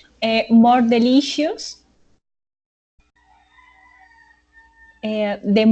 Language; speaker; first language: English; non-native, learner; Spanish